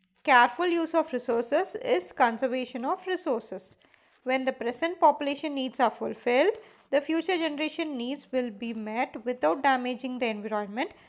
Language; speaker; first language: English; non-native, local second language; Tamil